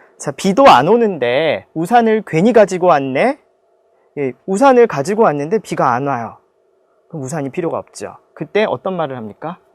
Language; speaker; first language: Korean; native; Korean